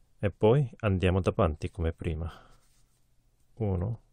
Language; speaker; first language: Italian; non-native, learner; Korean